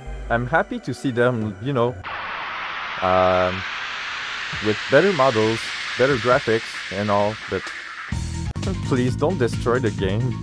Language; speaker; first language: English; non-native, fluent; French